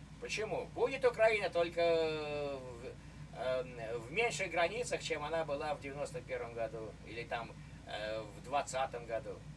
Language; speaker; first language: Russian; native; Russian